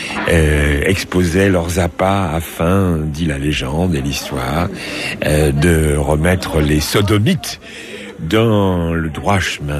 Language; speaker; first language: French; native; French